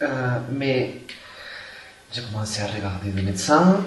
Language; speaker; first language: French; non-native, fluent; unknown